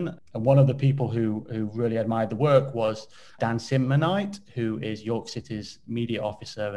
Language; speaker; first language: English; native; English